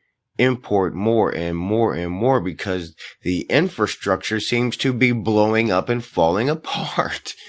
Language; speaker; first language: English; native; English